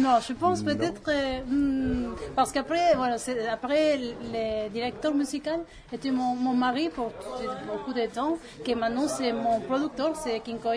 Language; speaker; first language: French; non-native, learner; Spanish